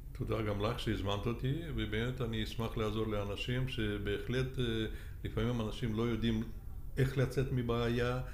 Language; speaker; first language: Hebrew; non-native, fluent; Russian